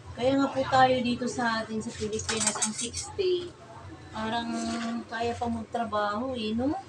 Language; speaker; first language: Filipino; non-native, local second language; Cebuano